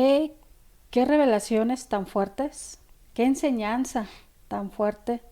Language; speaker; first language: Spanish; native; Spanish